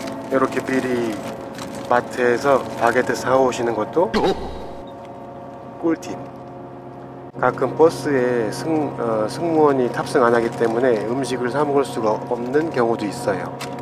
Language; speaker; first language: Korean; native; Korean